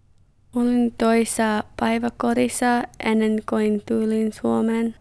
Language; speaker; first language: Finnish; non-native, learner; English